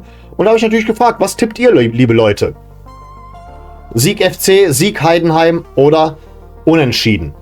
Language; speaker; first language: German; native; German